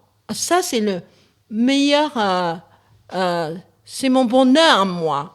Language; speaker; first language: French; non-native, fluent; Chinese